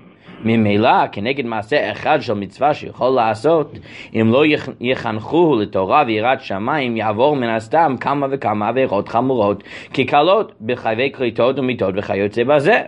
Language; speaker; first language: Hebrew; non-native, fluent; English